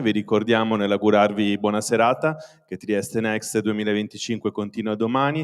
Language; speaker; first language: Italian; native; Italian